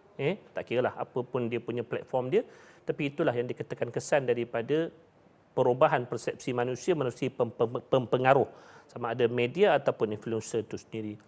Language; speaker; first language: Malay; native; Malay